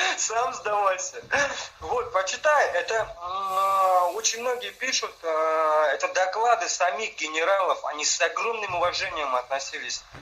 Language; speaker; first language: Russian; non-native, local second language; Lezghian